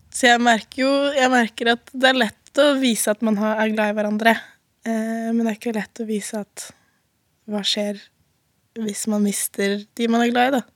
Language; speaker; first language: Norwegian; native; Norwegian